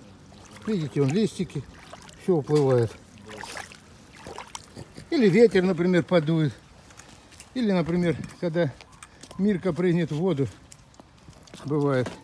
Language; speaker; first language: Russian; native; Russian